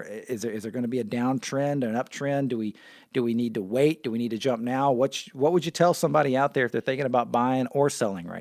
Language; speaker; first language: English; native; English